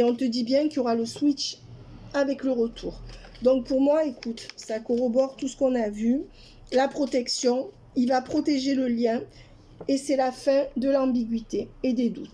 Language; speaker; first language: French; native; French